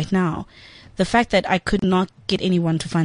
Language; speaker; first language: English; non-native, local second language; Zulu